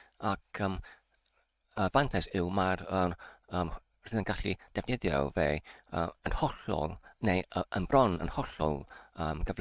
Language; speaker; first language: Welsh; non-native, learner; English